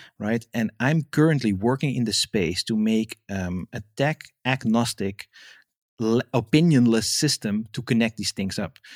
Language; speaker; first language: English; non-native, fluent; Dutch